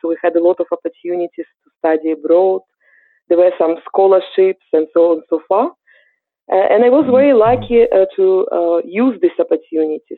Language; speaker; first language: English; non-native, fluent; Ukrainian